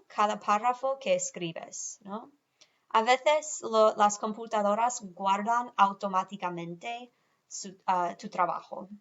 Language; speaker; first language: Spanish; non-native, fluent; English